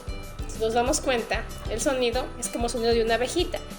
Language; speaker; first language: Spanish; native; Spanish